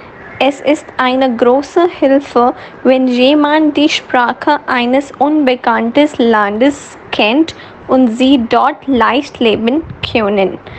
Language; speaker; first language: German; non-native, learner; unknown